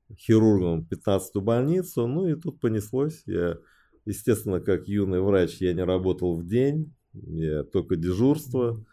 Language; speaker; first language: Russian; early bilingual, other home language; Chinese